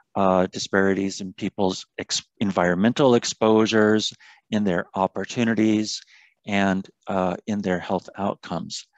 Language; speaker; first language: English; native; English